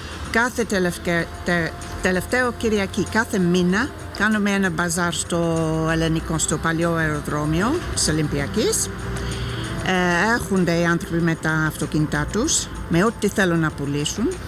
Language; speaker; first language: Greek; non-native, fluent; English